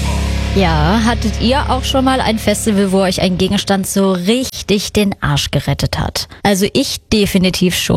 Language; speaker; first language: German; native; German